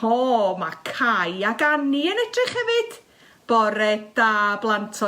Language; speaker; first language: Welsh; native; Welsh